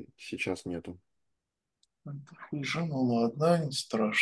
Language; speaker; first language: Russian; native; Russian